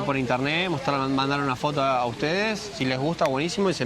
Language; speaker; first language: Spanish; native; Spanish